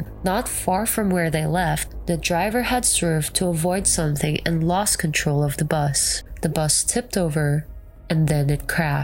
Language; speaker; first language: English; non-native, local second language; Filipino